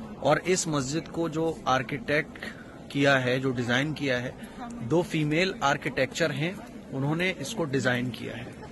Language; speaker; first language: Urdu; native; Urdu